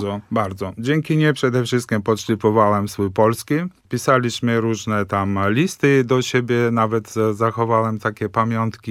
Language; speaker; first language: Polish; early bilingual, heritage; Polish